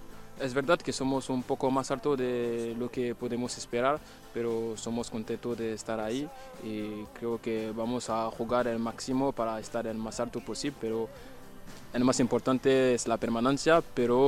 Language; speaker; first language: Spanish; non-native, fluent; French